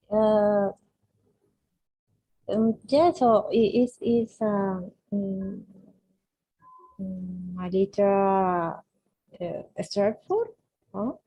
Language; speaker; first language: English; non-native, learner; Spanish